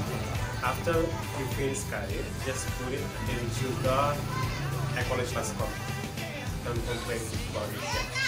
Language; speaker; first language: English; non-native, learner; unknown